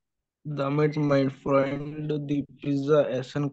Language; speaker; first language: German; non-native, learner; Hindi